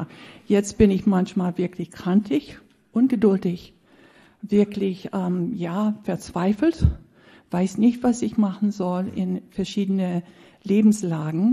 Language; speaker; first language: German; non-native, fluent; English